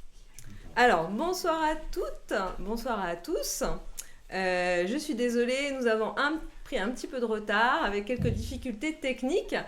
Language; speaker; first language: French; native; French